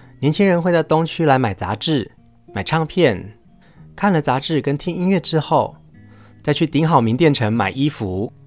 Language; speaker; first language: Chinese; native; Chinese